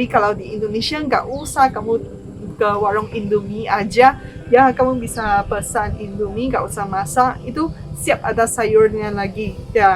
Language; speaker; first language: Indonesian; non-native, fluent; Chinese